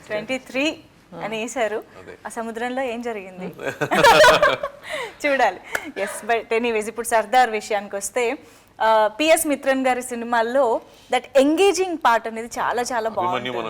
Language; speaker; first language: Telugu; native; Telugu